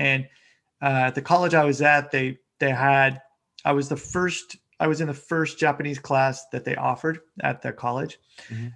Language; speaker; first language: English; native; English